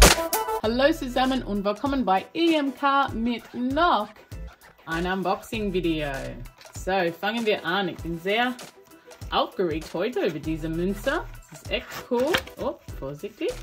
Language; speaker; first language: German; non-native, learner; English